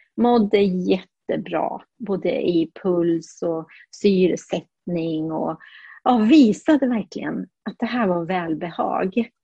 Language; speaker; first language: Swedish; early bilingual, heritage; Swedish